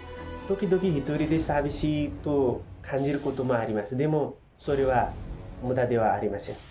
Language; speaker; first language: Japanese; non-native, learner; Nepali